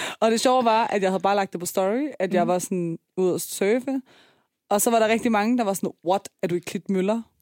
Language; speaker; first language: Danish; early bilingual, other home language; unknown